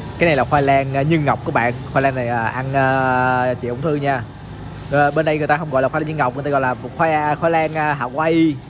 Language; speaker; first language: Vietnamese; native; Vietnamese